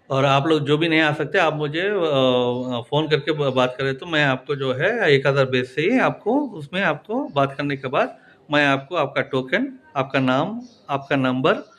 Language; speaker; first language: Hindi; non-native, local second language; Telugu